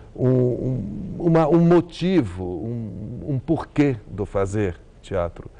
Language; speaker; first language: Portuguese; early bilingual, heritage; Arabic